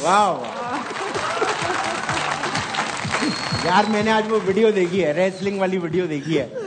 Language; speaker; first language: Urdu; native; Urdu